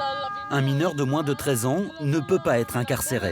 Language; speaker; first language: French; native; French